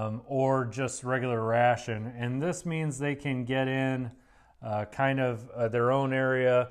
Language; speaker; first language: English; native; English